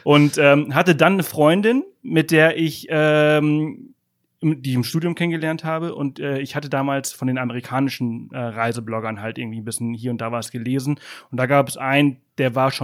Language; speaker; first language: German; native; German